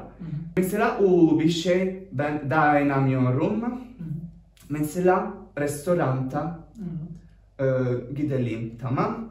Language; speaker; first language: Turkish; non-native, learner; Italian